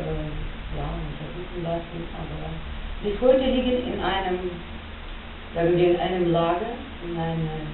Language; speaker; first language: German; non-native, fluent; Russian